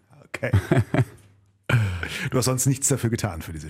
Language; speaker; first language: German; native; German